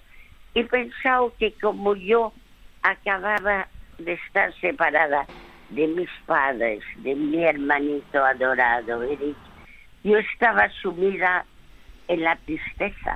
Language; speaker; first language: Spanish; early bilingual, other home language; French